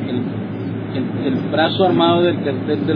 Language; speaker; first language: Spanish; native; Spanish